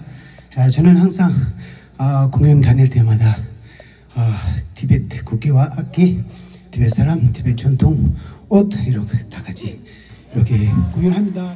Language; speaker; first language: Korean; non-native, fluent; Tibetan